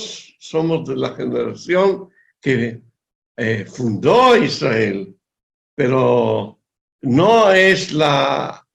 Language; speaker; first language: Spanish; non-native, fluent; Hebrew